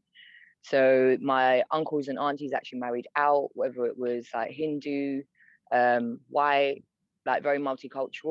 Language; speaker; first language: English; native; English